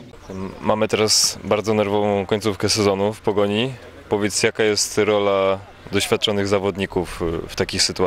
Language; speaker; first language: Polish; native; Polish